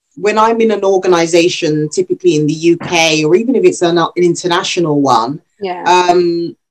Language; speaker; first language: English; early bilingual, other home language; Yoruba